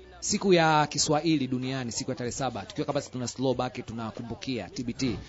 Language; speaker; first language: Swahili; non-native, local second language; Rundi